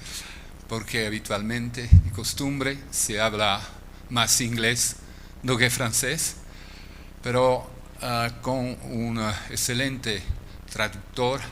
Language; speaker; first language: Spanish; non-native, fluent; French